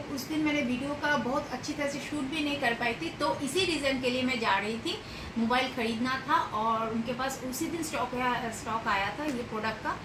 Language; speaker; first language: Hindi; non-native, local second language; Bangla